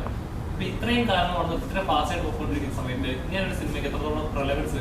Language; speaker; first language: Malayalam; native; Malayalam